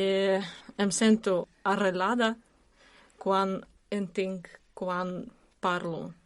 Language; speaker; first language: Catalan; non-native, learner; Russian